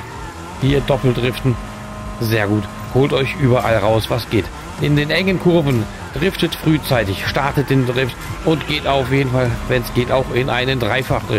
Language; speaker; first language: German; native; German